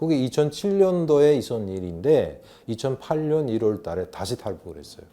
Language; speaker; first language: Korean; native; Korean